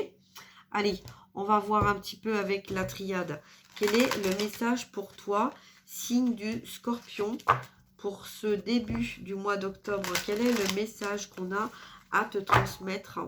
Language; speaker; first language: French; native; French